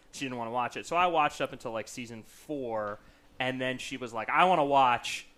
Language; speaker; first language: English; native; English